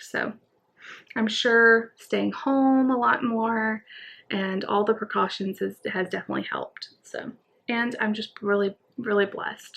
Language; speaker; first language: English; native; English